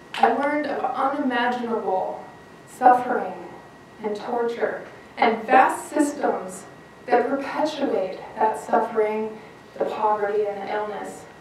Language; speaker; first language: English; native; English